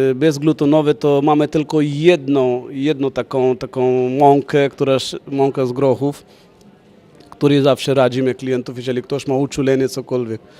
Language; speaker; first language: Polish; non-native, fluent; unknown